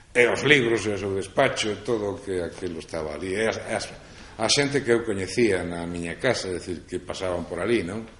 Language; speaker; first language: Galician; non-native, local second language; Spanish